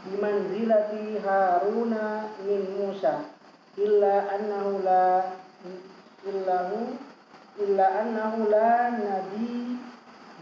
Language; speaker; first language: Arabic; non-native, learner; Indonesian